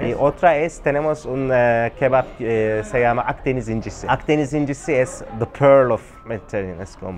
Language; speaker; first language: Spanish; non-native, fluent; Turkish